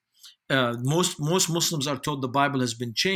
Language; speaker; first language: English; non-native, fluent; Arabic